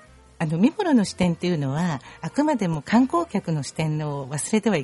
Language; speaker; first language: Japanese; native; Japanese